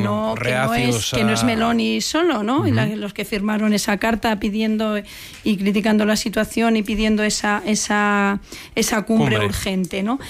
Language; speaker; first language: Spanish; native; Spanish